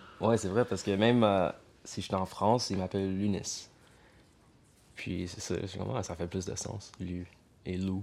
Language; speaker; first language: French; early bilingual, heritage; French